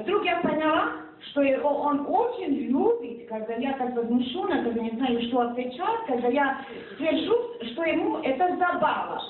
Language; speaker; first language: Russian; non-native, fluent; Serbian